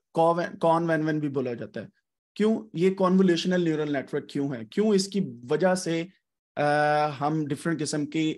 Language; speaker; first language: Urdu; non-native, local second language; Punjabi